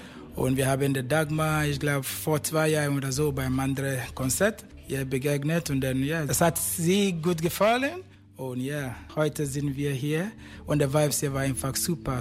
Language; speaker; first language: German; non-native, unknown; Akan